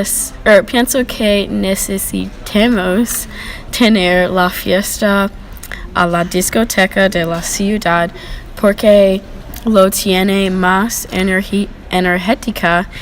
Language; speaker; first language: Spanish; non-native, learner; English